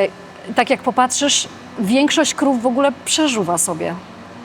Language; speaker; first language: Polish; native; Polish